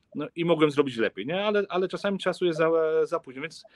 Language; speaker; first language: Polish; native; Polish